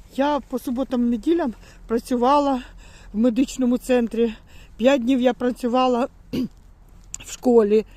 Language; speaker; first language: Ukrainian; native; Ukrainian